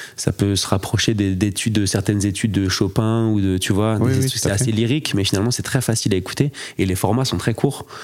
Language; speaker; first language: French; native; French